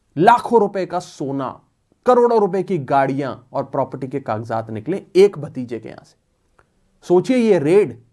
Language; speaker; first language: Hindi; non-native, local second language; Punjabi